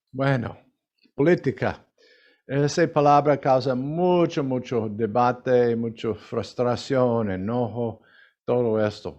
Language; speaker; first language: Spanish; non-native, learner; English